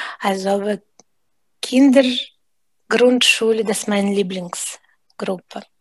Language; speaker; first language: German; non-native, fluent; Russian